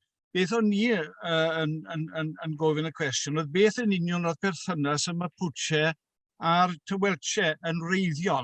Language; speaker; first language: Welsh; native; Welsh